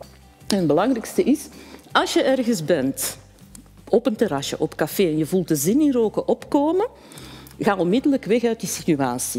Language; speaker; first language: Dutch; native; Dutch